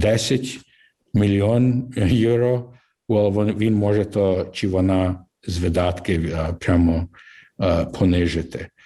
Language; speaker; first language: Ukrainian; early bilingual, heritage; English